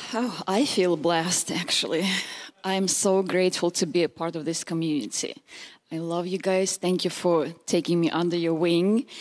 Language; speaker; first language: English; non-native, fluent; Russian